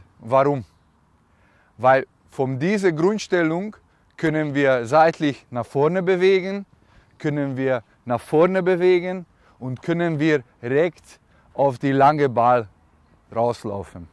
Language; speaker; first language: German; non-native, learner; Hungarian